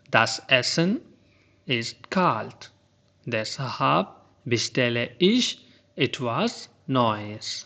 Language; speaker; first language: German; non-native, fluent; Urdu